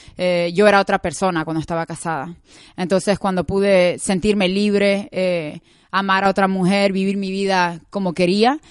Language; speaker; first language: Spanish; native; Spanish